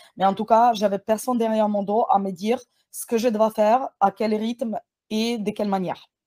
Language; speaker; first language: French; non-native, fluent; Ukrainian